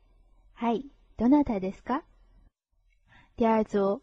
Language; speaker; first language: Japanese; non-native, fluent; Chinese